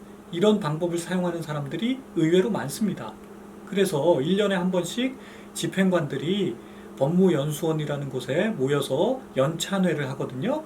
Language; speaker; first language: Korean; native; Korean